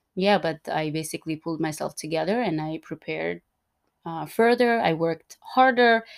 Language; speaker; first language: English; non-native, fluent; Turkmen